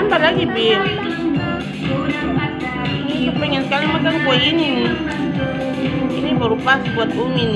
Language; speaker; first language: Indonesian; early bilingual, heritage; Indonesian